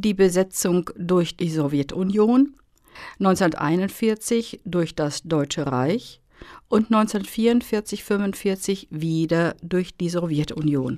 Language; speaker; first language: German; native; German